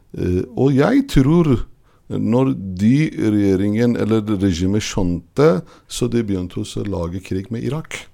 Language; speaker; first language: Norwegian; non-native, fluent; Persian